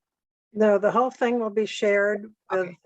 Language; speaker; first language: English; native; English